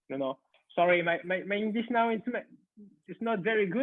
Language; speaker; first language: English; non-native, learner; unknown